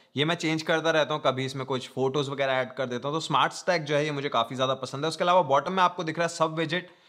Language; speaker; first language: Hindi; non-native, local second language; Punjabi